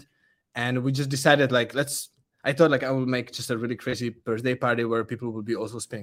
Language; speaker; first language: English; non-native, fluent; Czech